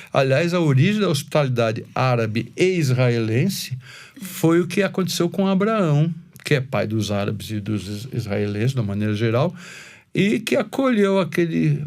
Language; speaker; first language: Portuguese; native; Portuguese